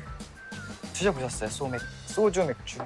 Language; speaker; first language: Korean; native; Korean